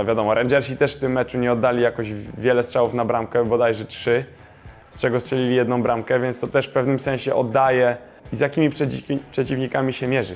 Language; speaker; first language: Polish; native; Polish